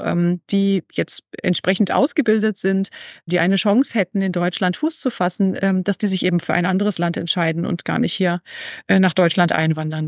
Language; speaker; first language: German; native; German